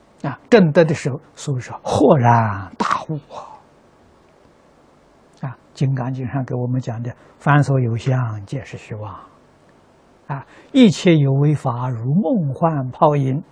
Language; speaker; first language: Chinese; native; Chinese